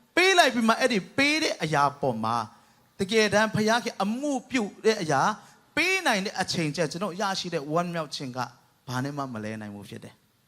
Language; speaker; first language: Burmese; non-native, local second language; Tedim Chin